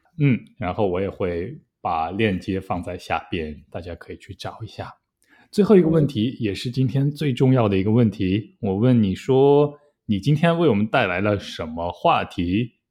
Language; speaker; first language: Chinese; native; Chinese